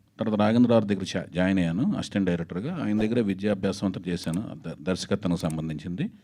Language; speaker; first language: Telugu; native; Telugu